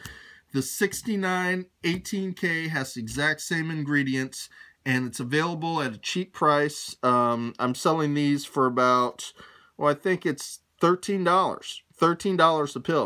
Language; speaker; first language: English; native; English